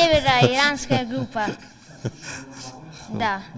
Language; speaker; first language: Russian; non-native, local second language; Tajik